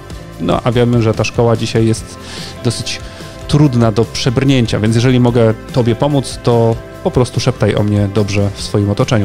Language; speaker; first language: Polish; native; Polish